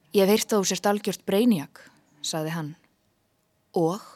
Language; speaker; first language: Icelandic; native; Icelandic